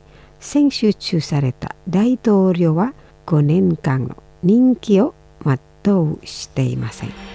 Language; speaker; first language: Japanese; non-native, fluent; Indonesian